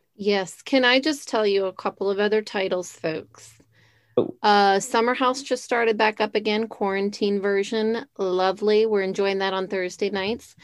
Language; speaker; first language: English; native; English